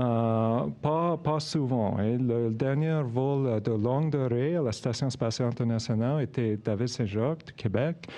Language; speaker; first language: French; non-native, fluent; English